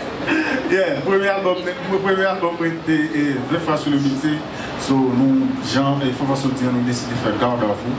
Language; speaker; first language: French; non-native, local second language; Haitian Creole